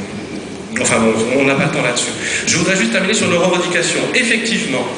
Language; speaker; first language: French; native; French